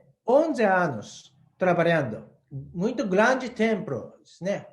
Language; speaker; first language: Portuguese; non-native, learner; Japanese